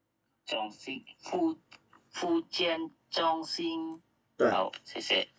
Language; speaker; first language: Chinese; non-native, learner; Indonesian